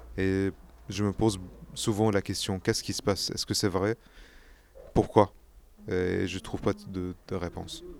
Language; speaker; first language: French; non-native, fluent; Arabic